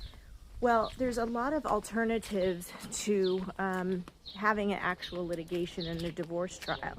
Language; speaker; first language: English; native; English